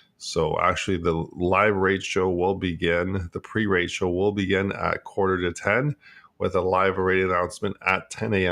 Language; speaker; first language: English; native; English